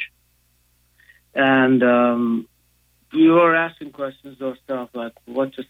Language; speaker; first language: English; non-native, fluent; Turkish